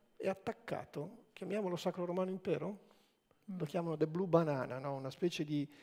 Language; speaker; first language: Italian; native; Italian